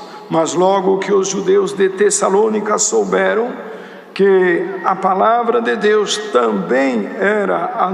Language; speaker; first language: Portuguese; native; Portuguese